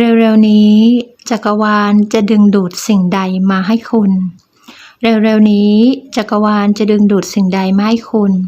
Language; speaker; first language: Thai; native; Thai